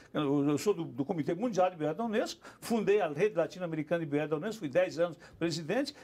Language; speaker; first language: Portuguese; native; Portuguese